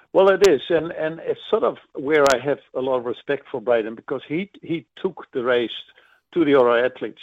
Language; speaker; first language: English; non-native, fluent; Dutch